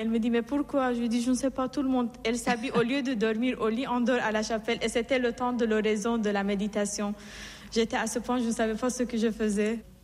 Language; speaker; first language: French; non-native, fluent; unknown